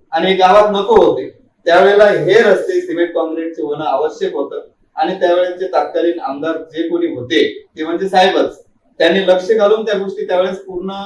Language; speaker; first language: Marathi; native; Marathi